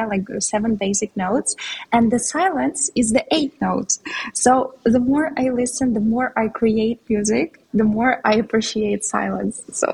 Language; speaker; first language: English; non-native, fluent; Tatar